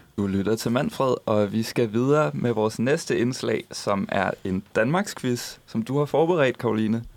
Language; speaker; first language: Danish; native; Danish